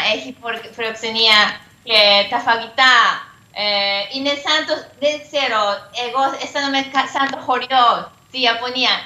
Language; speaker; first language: Greek; non-native, learner; Japanese